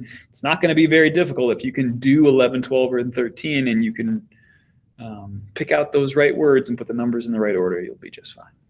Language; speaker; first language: English; native; English